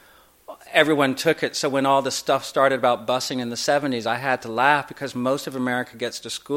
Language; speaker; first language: English; native; English